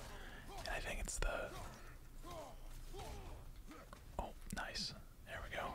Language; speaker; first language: English; native; English